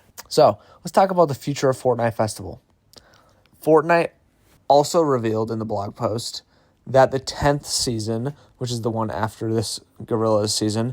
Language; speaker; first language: English; native; English